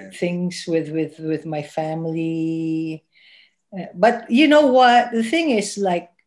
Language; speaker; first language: English; non-native, local second language; Filipino